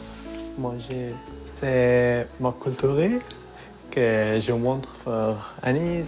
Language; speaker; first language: French; non-native, learner; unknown